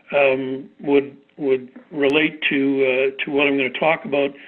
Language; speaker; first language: English; native; English